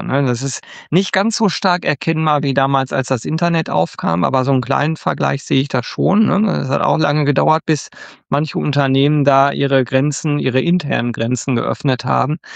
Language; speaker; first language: German; native; German